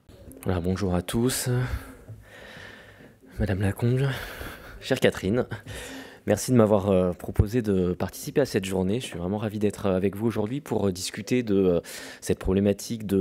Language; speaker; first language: French; native; French